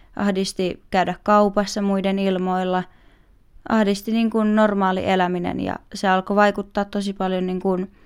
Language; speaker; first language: Finnish; native; Finnish